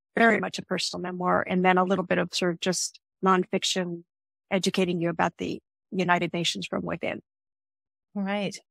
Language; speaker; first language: English; native; English